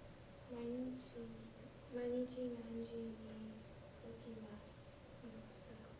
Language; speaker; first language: Japanese; non-native, learner; English